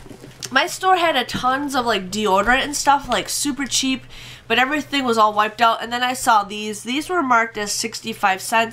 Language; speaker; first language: English; native; English